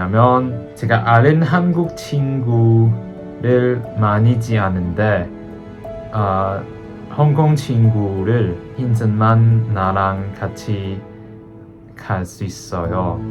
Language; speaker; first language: Korean; non-native, learner; Cantonese